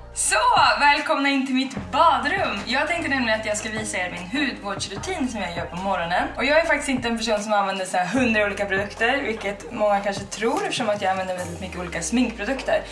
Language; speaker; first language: Swedish; native; Swedish